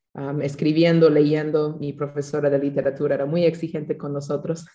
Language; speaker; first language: Spanish; early bilingual, other home language; Low German